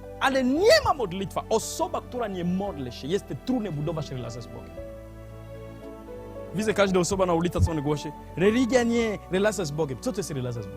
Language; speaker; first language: Polish; non-native, learner; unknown